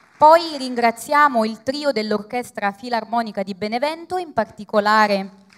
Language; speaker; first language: Italian; native; Italian